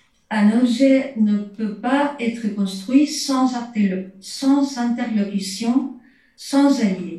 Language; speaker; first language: French; native; French